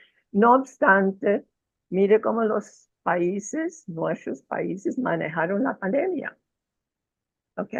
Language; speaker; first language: Spanish; non-native, fluent; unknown